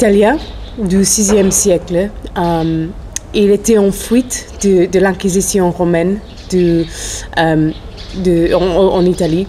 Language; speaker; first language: French; non-native, fluent; English